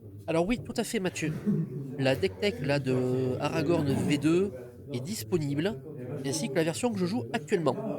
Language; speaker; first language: French; native; French